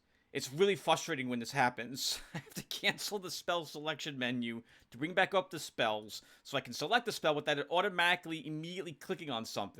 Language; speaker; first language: English; native; English